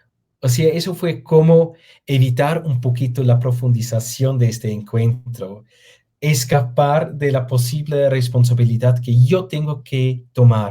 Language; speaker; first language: Spanish; non-native, fluent; German